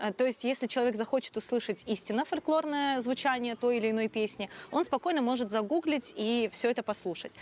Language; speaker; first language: Russian; non-native, local second language; Crimean Tatar